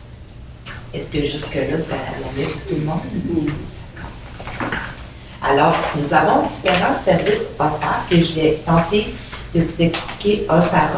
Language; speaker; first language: French; native; French